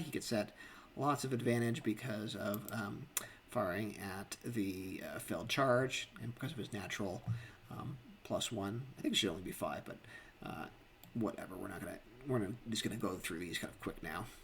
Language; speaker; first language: English; native; English